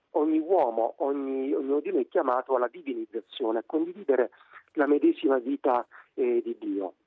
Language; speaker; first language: Italian; native; Italian